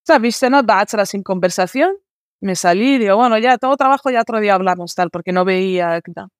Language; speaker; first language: Spanish; early bilingual, other home language; Arabic